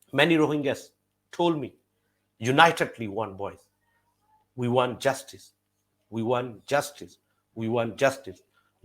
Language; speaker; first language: English; non-native, fluent; Burmese